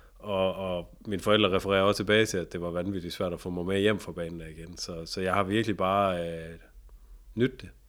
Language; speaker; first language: Danish; native; Danish